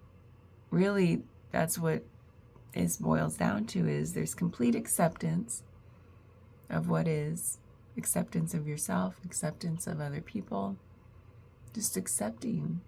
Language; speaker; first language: English; native; English